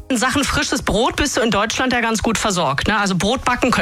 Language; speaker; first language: German; native; German